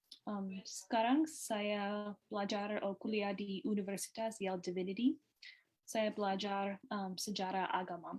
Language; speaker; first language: Indonesian; non-native, learner; English